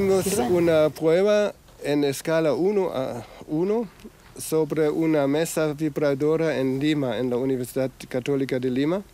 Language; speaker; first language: Spanish; non-native, fluent; German